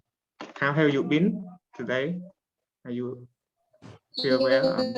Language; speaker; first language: English; non-native, learner; Khmer